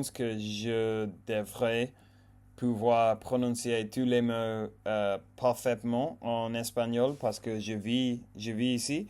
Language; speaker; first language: French; non-native, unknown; English